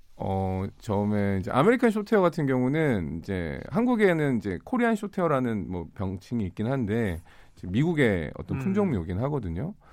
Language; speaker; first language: Korean; native; Korean